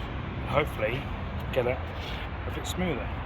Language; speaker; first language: English; native; English